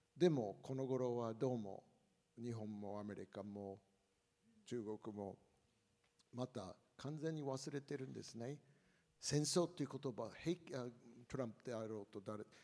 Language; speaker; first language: Japanese; non-native, fluent; English